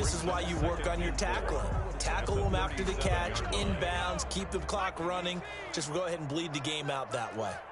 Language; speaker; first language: English; native; English